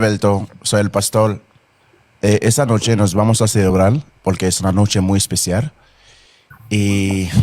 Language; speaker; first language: Spanish; non-native, learner; Haitian Creole